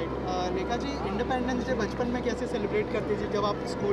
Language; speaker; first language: Hindi; native; Hindi